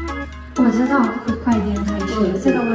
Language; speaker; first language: Chinese; non-native, learner; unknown